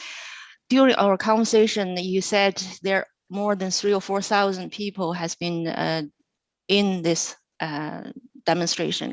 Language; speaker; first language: English; non-native, fluent; Chinese